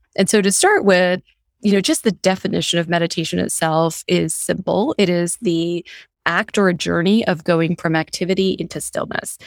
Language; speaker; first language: English; early bilingual, other home language; Hindi